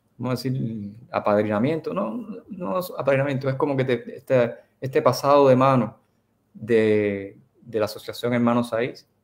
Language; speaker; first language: Spanish; native; Spanish